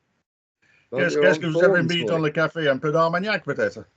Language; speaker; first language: French; non-native, fluent; English